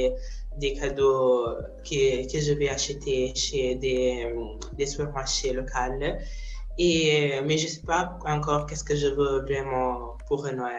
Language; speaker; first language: French; non-native, fluent; Italian